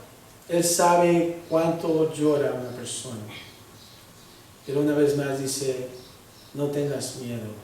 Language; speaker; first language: Spanish; early bilingual, heritage; Spanish